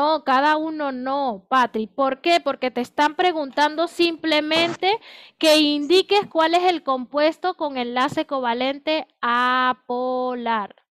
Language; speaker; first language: Spanish; native; Spanish